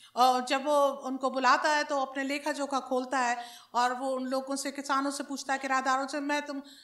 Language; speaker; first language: Hindi; native; Hindi